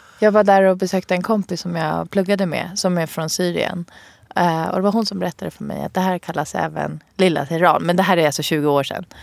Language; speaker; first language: Swedish; early bilingual, other home language; Persian